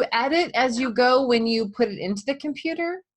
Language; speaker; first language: English; native; English